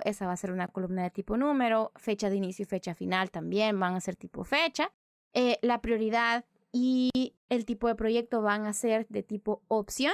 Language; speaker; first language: Spanish; native; Spanish